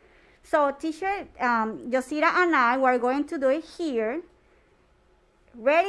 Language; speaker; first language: English; non-native, fluent; Spanish